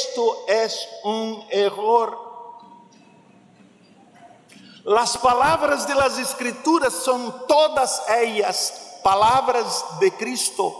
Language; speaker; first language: Spanish; non-native, learner; Portuguese